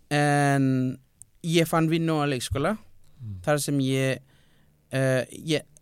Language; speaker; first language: Icelandic; non-native, fluent; Spanish